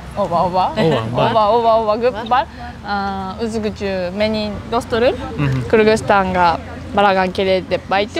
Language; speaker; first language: Kyrgyz; non-native, learner; Japanese